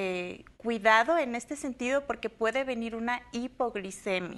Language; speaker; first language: Spanish; native; Spanish